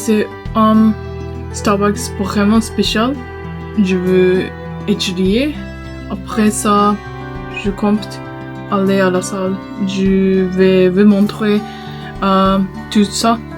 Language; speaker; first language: French; non-native, learner; Japanese